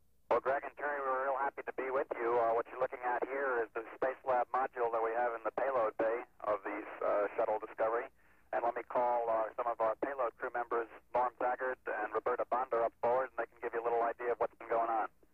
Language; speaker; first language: English; native; English